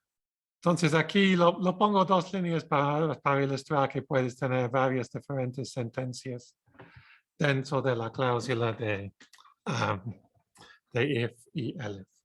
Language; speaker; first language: Spanish; non-native, fluent; English